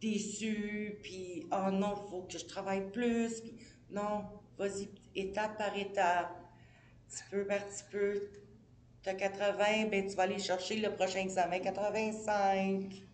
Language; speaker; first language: French; native; French